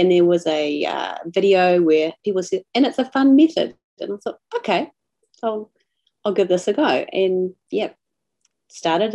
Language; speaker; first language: English; native; English